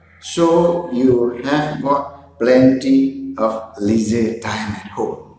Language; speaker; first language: English; non-native, learner; Indonesian